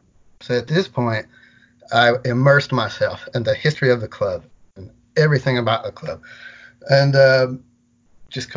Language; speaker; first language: English; native; English